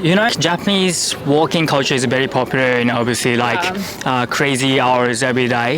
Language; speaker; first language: English; non-native, learner; Japanese